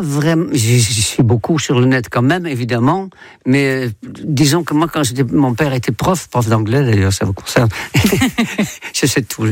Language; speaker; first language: French; non-native, fluent; Dutch